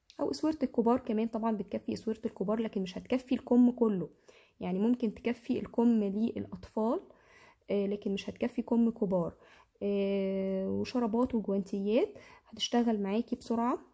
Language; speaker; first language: Arabic; native; Arabic